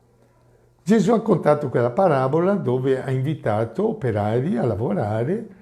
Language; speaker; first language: Italian; non-native, fluent; Portuguese